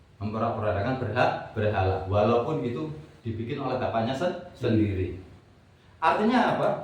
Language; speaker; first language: Indonesian; non-native, local second language; Javanese